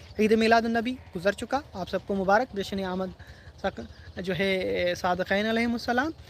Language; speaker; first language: Urdu; non-native, local second language; Sindhi